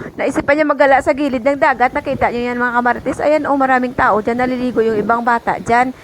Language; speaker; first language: Filipino; native; Filipino